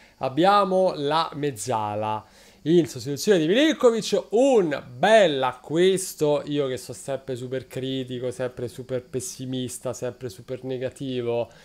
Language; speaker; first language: Italian; native; Italian